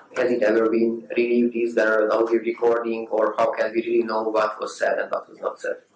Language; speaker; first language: English; non-native, fluent; Hungarian